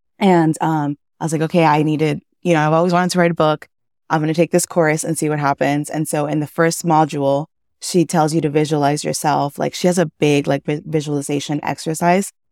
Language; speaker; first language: English; early bilingual, other home language; Spanish